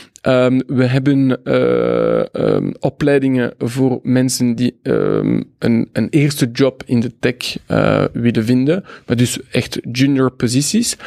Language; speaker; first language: Dutch; non-native, local second language; French